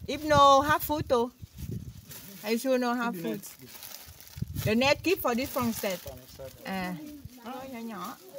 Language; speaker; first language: English; non-native, learner; Vietnamese